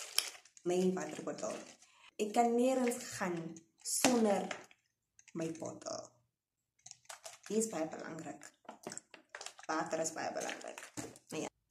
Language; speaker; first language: Afrikaans; non-native, local second language; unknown